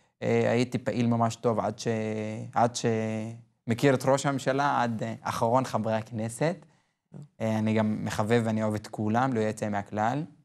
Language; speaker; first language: Hebrew; non-native, local second language; Arabic